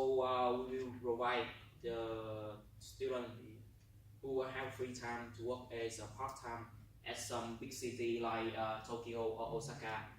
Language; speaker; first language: English; non-native, learner; Vietnamese